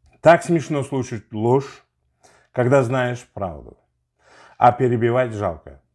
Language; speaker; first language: Russian; non-native, local second language; Uzbek